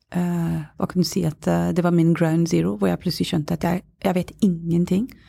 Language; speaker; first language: Norwegian; non-native, fluent; English